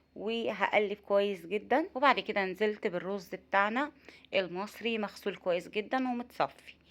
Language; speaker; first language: Arabic; native; Arabic